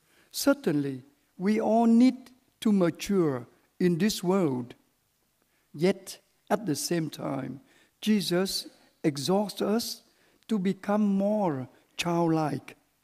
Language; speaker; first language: English; early bilingual, other home language; Vietnamese